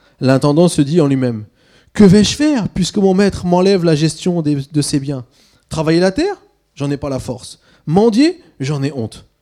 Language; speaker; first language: French; early bilingual, other home language; Swiss German